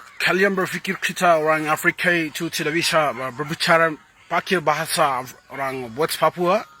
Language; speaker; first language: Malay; non-native, fluent; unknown